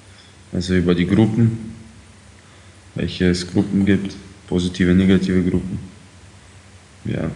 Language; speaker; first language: German; early bilingual, other home language; Ukrainian